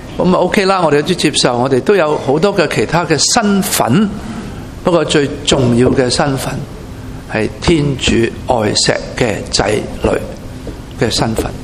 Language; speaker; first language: Chinese; non-native, local second language; Cantonese